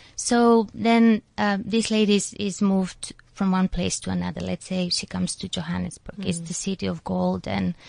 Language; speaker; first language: English; non-native, fluent; Macedonian